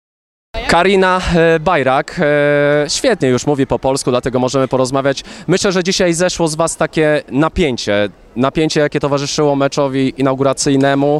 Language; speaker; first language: Polish; native; Polish